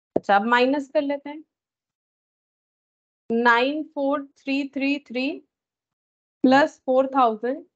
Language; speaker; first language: Hindi; native; Hindi